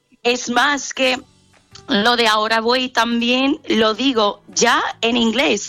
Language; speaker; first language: Spanish; non-native, fluent; English